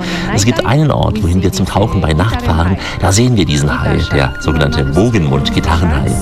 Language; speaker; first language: German; native; German